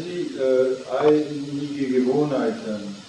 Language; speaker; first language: German; non-native, fluent; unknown